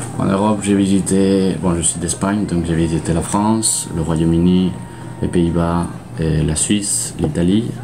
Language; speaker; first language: French; non-native, fluent; Spanish